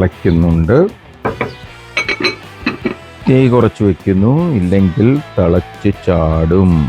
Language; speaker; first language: Malayalam; native; Malayalam